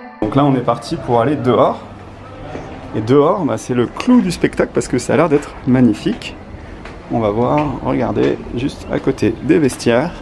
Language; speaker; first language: French; native; French